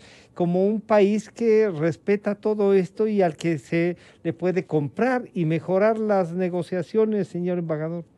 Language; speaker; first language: Spanish; native; Spanish